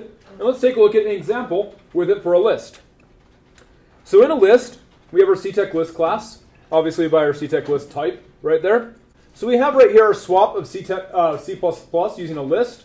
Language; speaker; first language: English; native; English